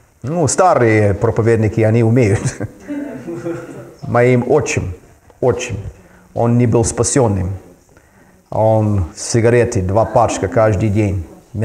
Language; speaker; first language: Russian; non-native, fluent; English